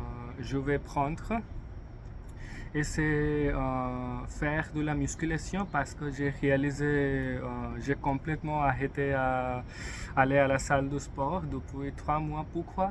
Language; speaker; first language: French; non-native, learner; English